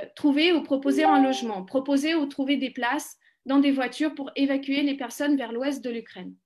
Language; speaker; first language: French; non-native, fluent; Ukrainian